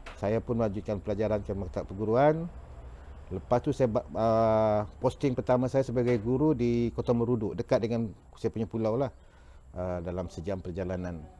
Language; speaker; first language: Malay; non-native, local second language; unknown